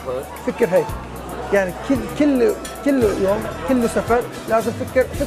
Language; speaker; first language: Arabic; non-native, learner; Turkish